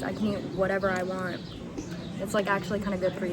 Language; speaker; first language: English; native; English